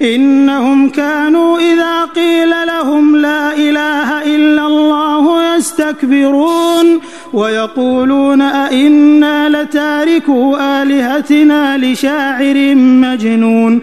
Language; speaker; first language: Arabic; native; Arabic